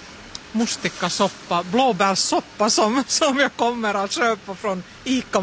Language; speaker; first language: Swedish; non-native, local second language; Finnish